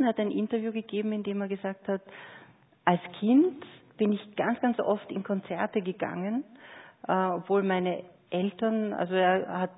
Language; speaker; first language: German; native; German